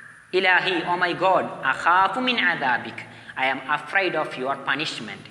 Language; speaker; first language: English; non-native, local second language; Malayalam